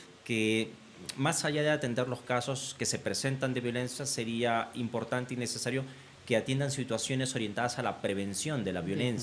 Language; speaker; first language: Spanish; native; Spanish